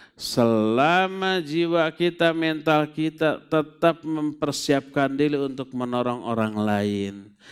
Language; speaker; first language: Indonesian; non-native, local second language; Sundanese